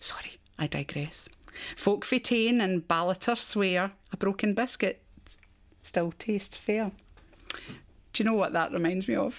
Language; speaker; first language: English; native; English